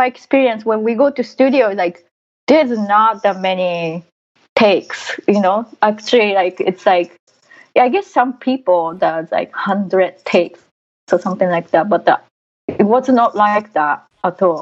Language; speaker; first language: English; non-native, fluent; Japanese